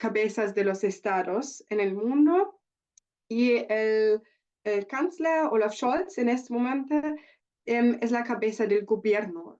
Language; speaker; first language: Spanish; non-native, learner; German